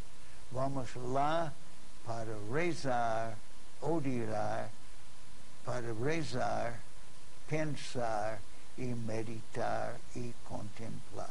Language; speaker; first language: Portuguese; non-native, fluent; English